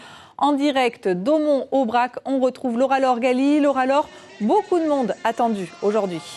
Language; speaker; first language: French; native; French